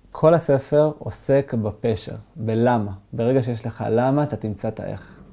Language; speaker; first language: Hebrew; non-native, local second language; Arabic